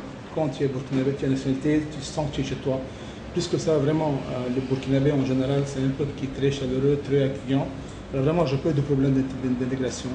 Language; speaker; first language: French; non-native, local second language; Arabic